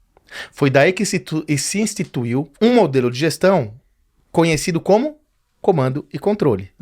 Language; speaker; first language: Portuguese; native; Portuguese